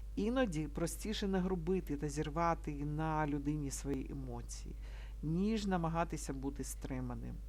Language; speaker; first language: Ukrainian; non-native, local second language; Russian